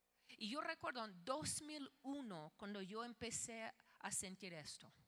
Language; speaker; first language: Spanish; non-native, fluent; English